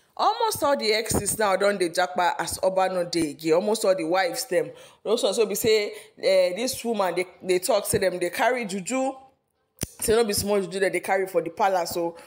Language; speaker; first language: Nigerian Pidgin; non-native, local second language; Yoruba